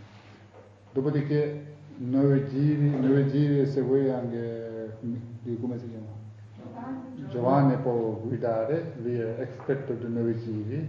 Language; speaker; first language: Italian; non-native, fluent; Tibetan